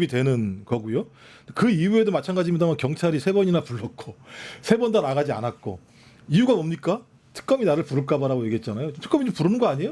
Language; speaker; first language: Korean; native; Korean